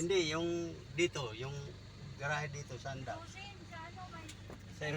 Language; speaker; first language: Filipino; non-native, local second language; Bikol